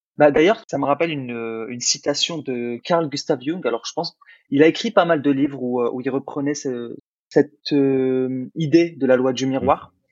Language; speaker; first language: French; early bilingual, other home language; Arabic